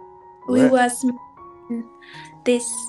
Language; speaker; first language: English; non-native, learner; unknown